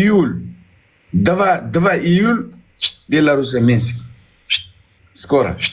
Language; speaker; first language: Russian; non-native, learner; Uzbek